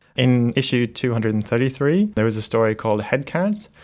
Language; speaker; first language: English; native; English